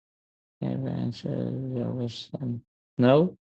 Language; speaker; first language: English; non-native, learner; Vietnamese